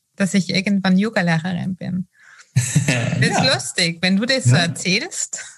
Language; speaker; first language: German; native; German